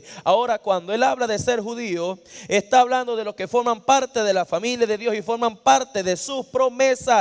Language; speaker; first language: Spanish; native; Spanish